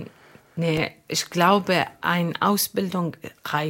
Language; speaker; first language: German; non-native, fluent; Arabic